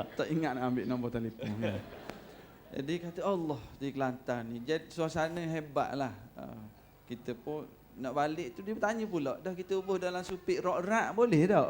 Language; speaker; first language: Malay; native; Malay